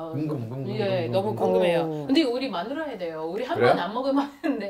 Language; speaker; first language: Korean; non-native, learner; English